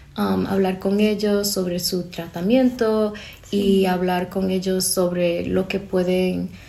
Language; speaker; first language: Spanish; non-native, fluent; English